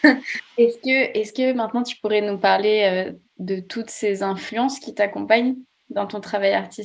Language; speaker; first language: French; native; French